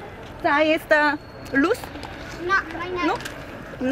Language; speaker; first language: Spanish; non-native, learner; Korean